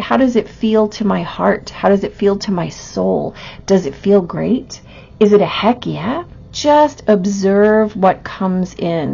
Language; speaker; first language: English; native; English